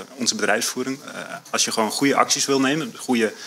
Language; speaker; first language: Dutch; native; Dutch